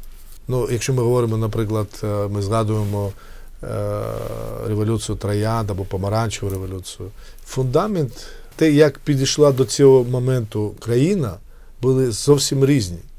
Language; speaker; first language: Ukrainian; non-native, fluent; Georgian